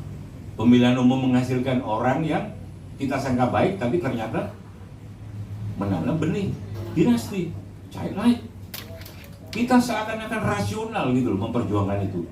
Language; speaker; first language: Indonesian; non-native, local second language; Javanese